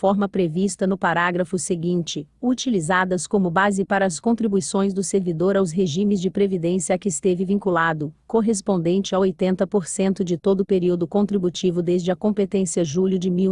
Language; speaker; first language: Portuguese; native; Portuguese